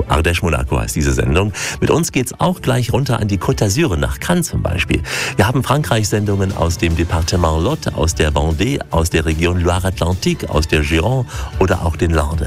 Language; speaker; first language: German; native; German